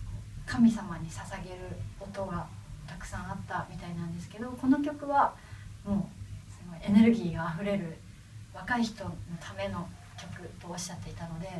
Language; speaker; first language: Japanese; native; Japanese